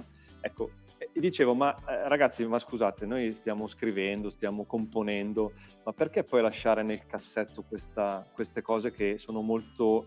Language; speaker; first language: Italian; native; Italian